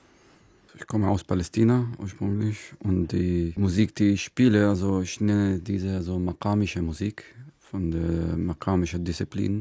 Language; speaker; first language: German; non-native, fluent; Arabic